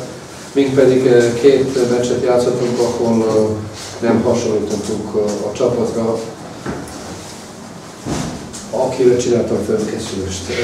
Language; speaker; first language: Hungarian; non-native, fluent; Serbian